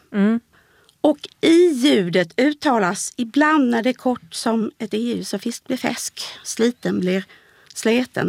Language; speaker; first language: Swedish; native; Swedish